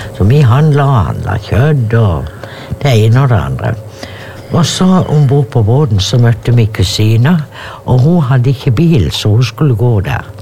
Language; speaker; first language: Norwegian; native; Norwegian